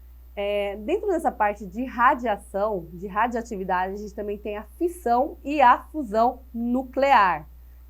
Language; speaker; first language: Portuguese; native; Portuguese